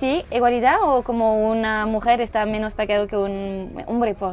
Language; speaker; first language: Spanish; non-native, learner; French